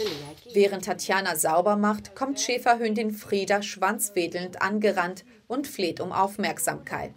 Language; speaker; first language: German; early bilingual, other home language; Greek